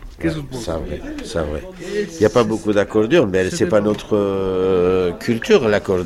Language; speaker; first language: French; non-native, fluent; Turkish